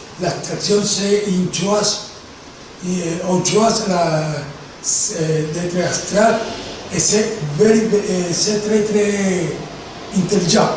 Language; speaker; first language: French; non-native, fluent; Spanish